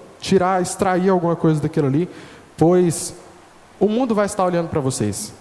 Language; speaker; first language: Portuguese; native; Portuguese